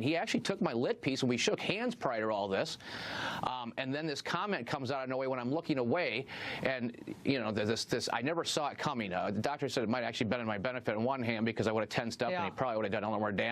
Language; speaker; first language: English; native; English